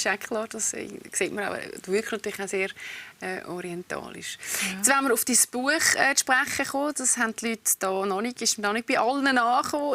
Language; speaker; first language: German; native; German